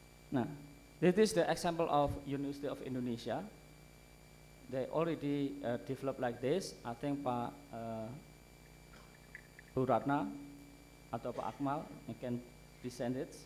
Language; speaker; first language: English; non-native, fluent; Indonesian